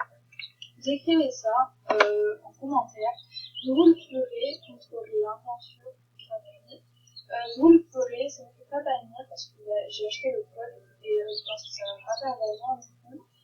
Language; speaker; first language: French; native; French